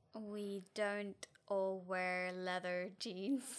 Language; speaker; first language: English; non-native, fluent; German